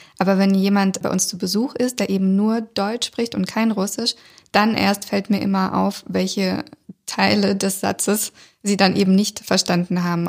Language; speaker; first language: German; early bilingual, other home language; Russian